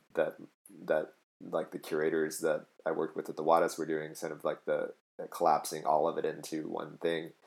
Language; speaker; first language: English; native; English